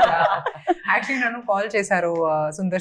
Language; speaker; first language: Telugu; non-native, fluent; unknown